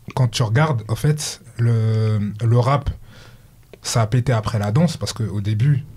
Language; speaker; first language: French; native; French